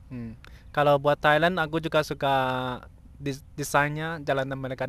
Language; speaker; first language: Indonesian; non-native, learner; Chinese